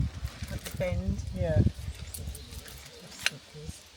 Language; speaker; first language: English; native; English